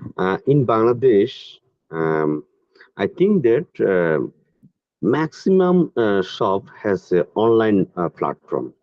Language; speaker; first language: English; non-native, learner; Bangla